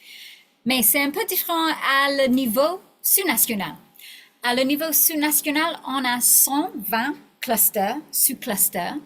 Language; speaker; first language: French; non-native, learner; English